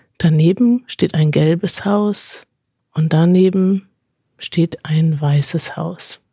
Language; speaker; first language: German; native; German